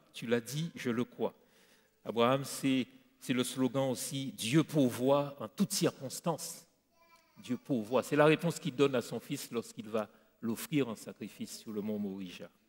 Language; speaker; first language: French; native; French